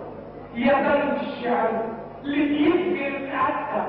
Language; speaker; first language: Arabic; native; Arabic